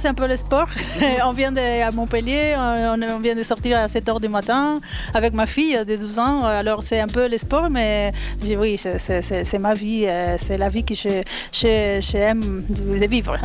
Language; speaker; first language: French; non-native, learner; Spanish